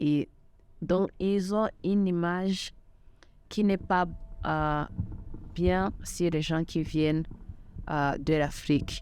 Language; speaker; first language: French; non-native, local second language; Kinyarwanda